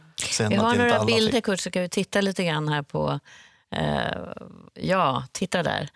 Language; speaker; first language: Swedish; native; Swedish